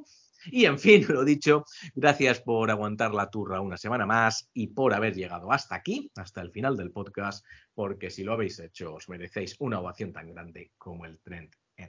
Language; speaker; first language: Spanish; native; Spanish